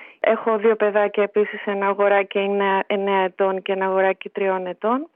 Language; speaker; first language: Greek; native; Greek